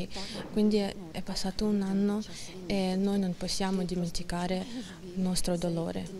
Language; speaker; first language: Italian; non-native, learner; Ukrainian